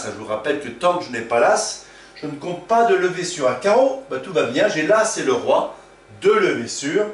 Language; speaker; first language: French; native; French